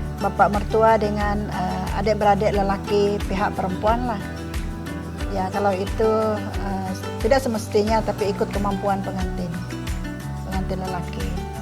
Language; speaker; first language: Malay; non-native, local second language; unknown